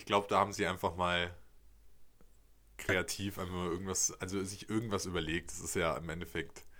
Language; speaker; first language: German; native; German